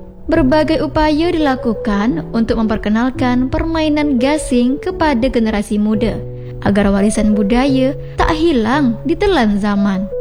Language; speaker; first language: Indonesian; native; Indonesian